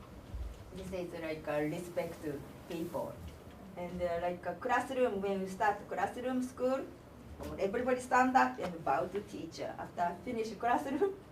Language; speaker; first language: English; non-native, learner; Japanese